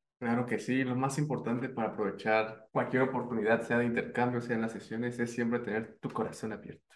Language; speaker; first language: Spanish; native; Spanish